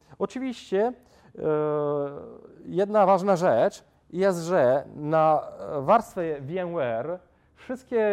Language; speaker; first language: Polish; non-native, fluent; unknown